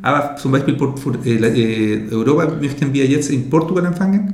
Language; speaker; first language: German; non-native, learner; Spanish